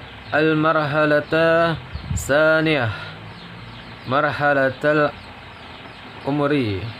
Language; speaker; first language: Arabic; non-native, learner; Indonesian